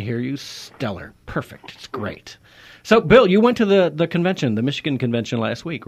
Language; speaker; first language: English; native; English